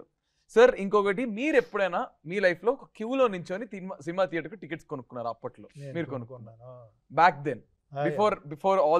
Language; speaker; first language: Telugu; native; Telugu